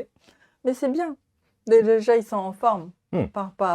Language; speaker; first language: French; non-native, fluent; Japanese